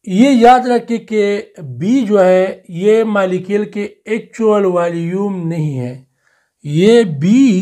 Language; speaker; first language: Urdu; non-native, local second language; Pashto